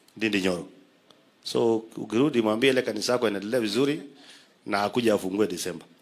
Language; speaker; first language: Swahili; non-native, local second language; Kalenjin